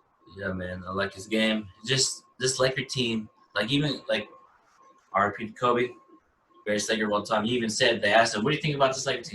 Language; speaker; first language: English; native; English